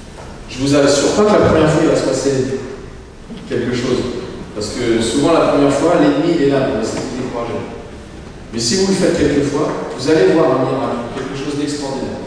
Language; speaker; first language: French; native; French